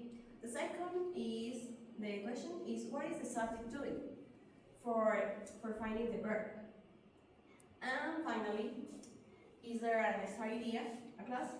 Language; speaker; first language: English; non-native, learner; Spanish